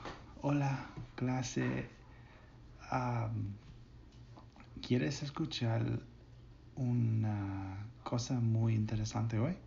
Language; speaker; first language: Spanish; non-native, learner; English